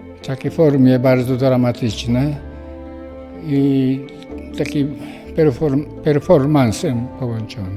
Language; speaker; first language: Polish; non-native, fluent; Japanese